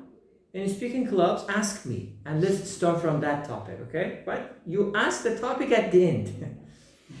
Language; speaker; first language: English; non-native, fluent; Persian